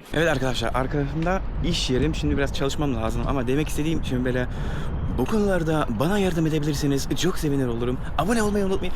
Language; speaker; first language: Turkish; early bilingual, heritage; Turkish